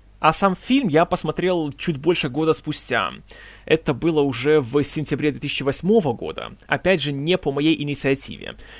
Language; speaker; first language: Russian; native; Russian